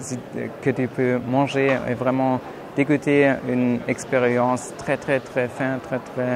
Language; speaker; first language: French; non-native, fluent; German